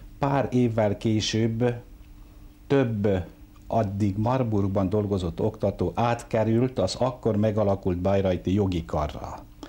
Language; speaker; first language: Hungarian; native; Hungarian